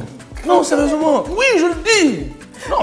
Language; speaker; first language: French; native; French